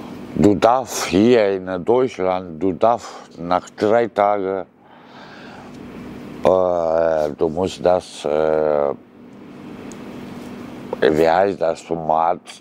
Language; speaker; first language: German; non-native, learner; Romanian